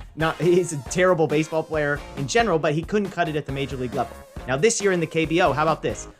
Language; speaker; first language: English; native; English